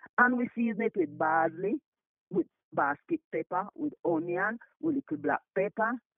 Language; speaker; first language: English; non-native, local second language; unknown